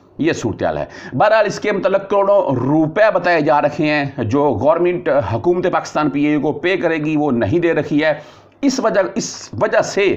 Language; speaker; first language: Urdu; non-native, local second language; Punjabi